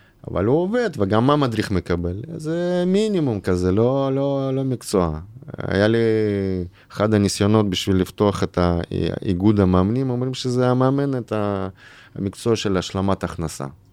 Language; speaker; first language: Hebrew; non-native, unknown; Russian